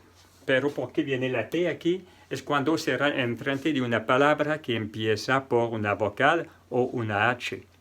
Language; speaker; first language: Spanish; non-native, fluent; French